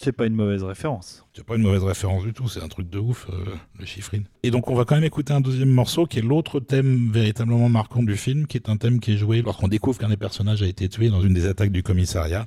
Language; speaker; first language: French; native; French